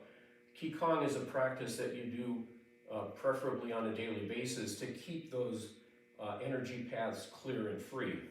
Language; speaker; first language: English; native; English